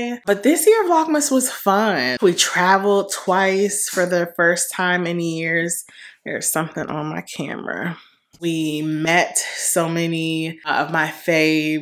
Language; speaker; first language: English; native; English